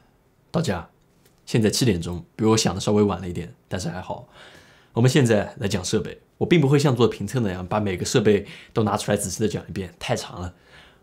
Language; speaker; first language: Chinese; native; Chinese